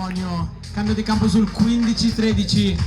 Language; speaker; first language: Italian; native; Italian